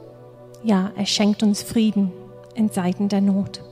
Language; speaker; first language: German; non-native, fluent; English